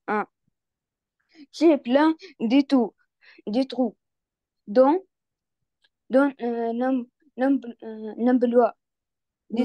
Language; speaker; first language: French; non-native, learner; Arabic